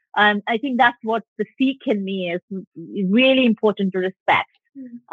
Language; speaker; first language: English; non-native, local second language; Punjabi